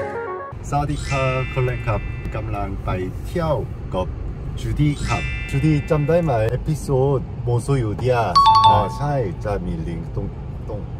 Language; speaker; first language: Thai; non-native, learner; Korean